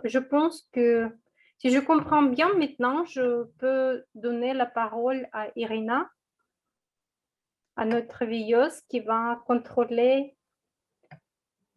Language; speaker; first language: French; non-native, fluent; Russian